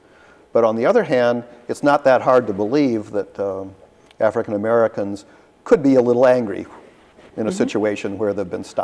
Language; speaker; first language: English; native; English